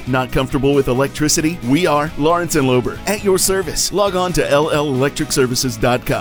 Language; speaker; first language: English; native; English